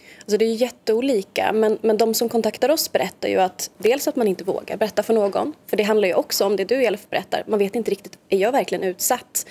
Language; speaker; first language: Swedish; native; Swedish